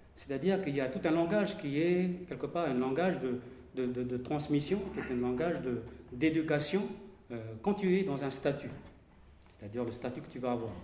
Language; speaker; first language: French; non-native, local second language; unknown